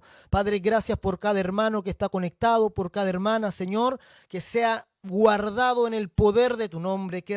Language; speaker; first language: Spanish; native; Spanish